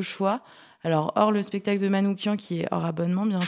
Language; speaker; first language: French; native; French